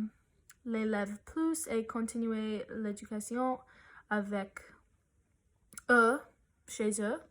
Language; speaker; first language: French; non-native, learner; English